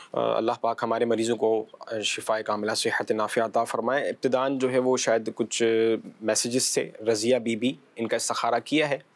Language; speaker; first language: Urdu; non-native, local second language; Punjabi